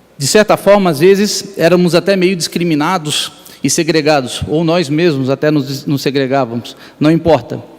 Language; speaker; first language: Portuguese; native; Portuguese